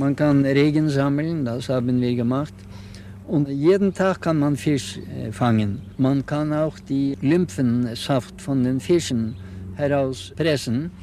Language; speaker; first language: German; non-native, fluent; Norwegian